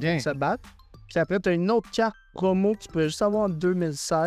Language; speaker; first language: French; native; French